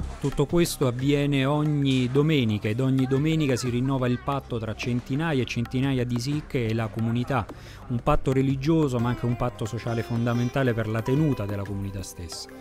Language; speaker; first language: Italian; native; Italian